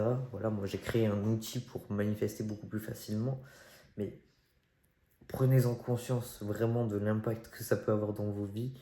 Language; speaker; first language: French; native; French